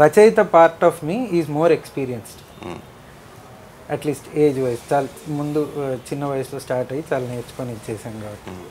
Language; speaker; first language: Telugu; native; Telugu